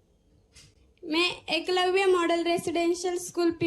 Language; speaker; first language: Hindi; non-native, local second language; Marathi